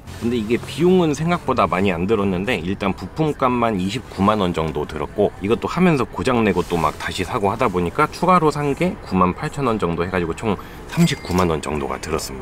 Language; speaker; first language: Korean; native; Korean